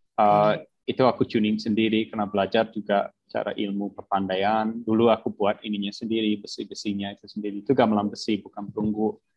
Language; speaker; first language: Indonesian; non-native, fluent; English